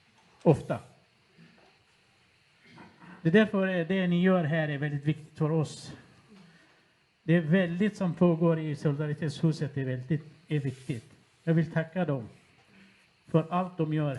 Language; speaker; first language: Swedish; non-native, fluent; Kurdish